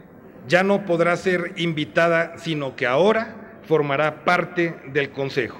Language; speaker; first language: Spanish; native; Spanish